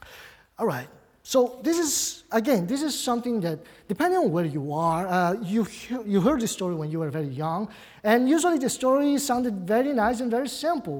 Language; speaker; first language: English; non-native, fluent; Portuguese